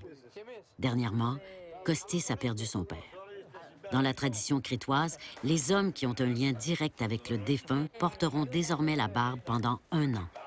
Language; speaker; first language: French; native; French